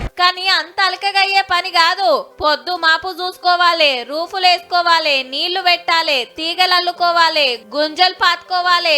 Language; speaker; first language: Telugu; native; Telugu